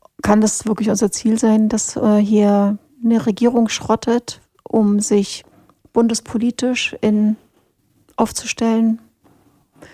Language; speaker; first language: German; native; German